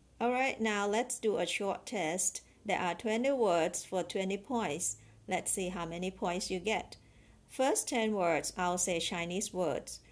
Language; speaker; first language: English; non-native, fluent; Chinese